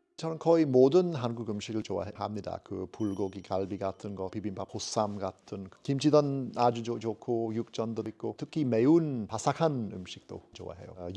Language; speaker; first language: Korean; non-native, fluent; English